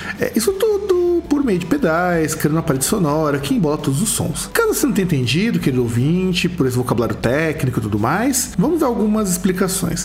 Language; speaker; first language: Portuguese; native; Portuguese